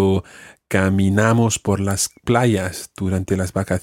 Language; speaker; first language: Spanish; non-native, fluent; English